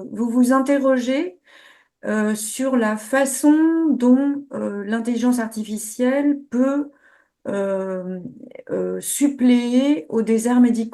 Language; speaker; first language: French; native; French